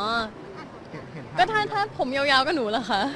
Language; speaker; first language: Thai; native; Thai